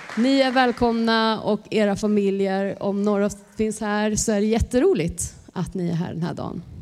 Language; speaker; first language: Swedish; native; Swedish